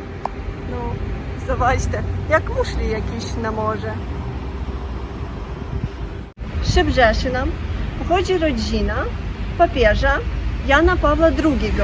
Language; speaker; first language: Polish; non-native, learner; Ukrainian